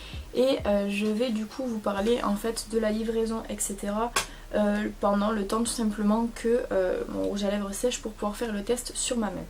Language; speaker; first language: French; native; French